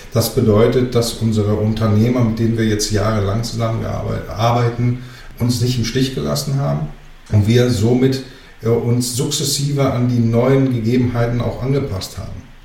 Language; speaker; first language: German; early bilingual, other home language; Greek